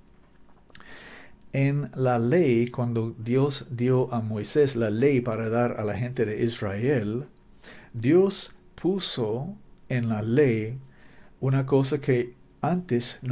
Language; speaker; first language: Spanish; non-native, learner; English